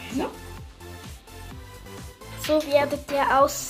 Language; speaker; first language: German; early bilingual, other home language; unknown